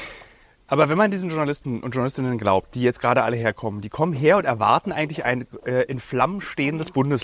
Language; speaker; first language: German; native; German